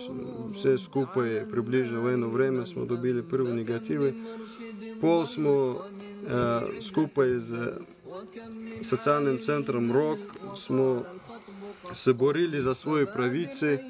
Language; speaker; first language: Slovenian; non-native, learner; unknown